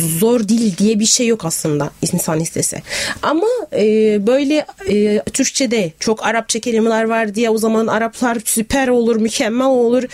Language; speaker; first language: Turkish; non-native, fluent; Arabic